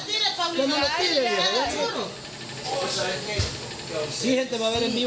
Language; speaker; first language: Spanish; native; Spanish